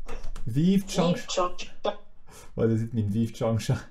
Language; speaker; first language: English; non-native, fluent; French